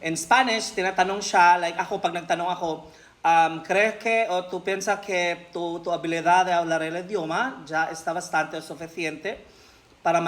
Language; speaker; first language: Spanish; non-native, learner; Filipino